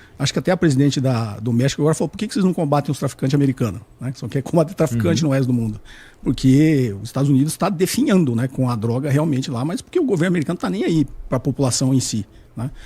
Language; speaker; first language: Portuguese; native; Portuguese